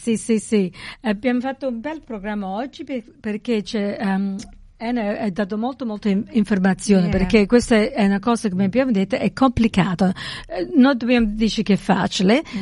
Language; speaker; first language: Italian; early bilingual, heritage; Italian